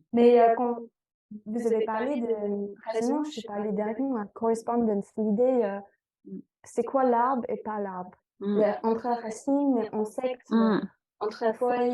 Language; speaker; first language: French; non-native, fluent; English